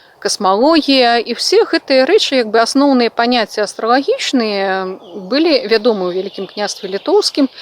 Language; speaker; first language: Belarusian; non-native, local second language; Russian